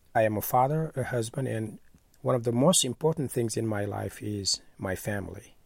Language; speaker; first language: English; non-native, fluent; Wolof